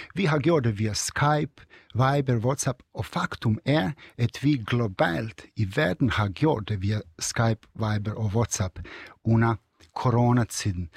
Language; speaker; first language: Danish; non-native, fluent; Serbian